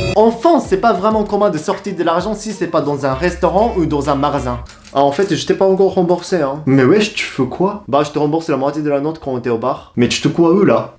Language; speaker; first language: French; non-native, fluent; Japanese